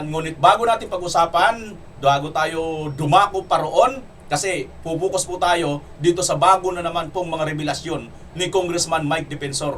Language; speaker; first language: Filipino; native; Filipino